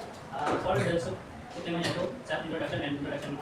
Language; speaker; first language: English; non-native, learner; Indonesian